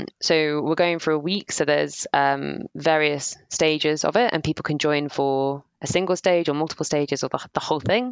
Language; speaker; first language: English; native; English